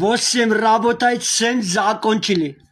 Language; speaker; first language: Russian; non-native, learner; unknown